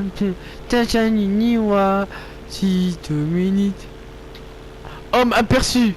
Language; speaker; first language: French; native; French